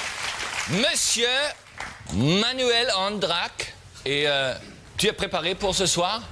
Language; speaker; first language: French; non-native, learner; German